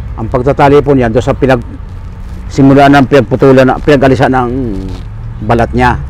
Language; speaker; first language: Filipino; native; Filipino